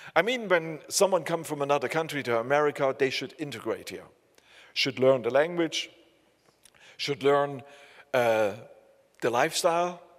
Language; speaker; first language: English; non-native, fluent; German